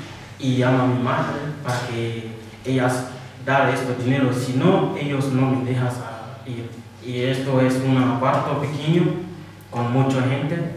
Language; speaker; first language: Spanish; non-native, fluent; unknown